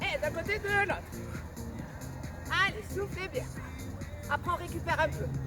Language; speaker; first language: French; native; French